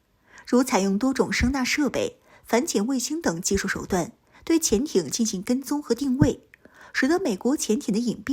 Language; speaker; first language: Chinese; native; Chinese